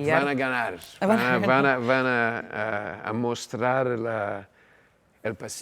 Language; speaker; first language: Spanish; non-native, learner; English